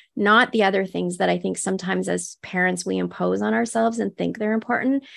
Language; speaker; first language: English; native; English